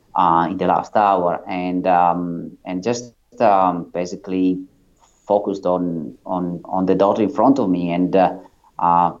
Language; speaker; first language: English; non-native, fluent; Italian